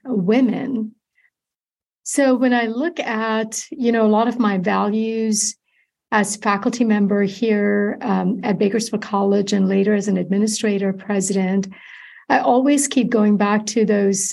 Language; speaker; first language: English; non-native, local second language; Malayalam